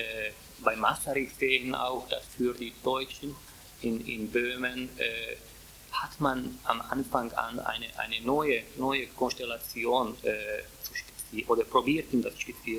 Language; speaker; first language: German; non-native, fluent; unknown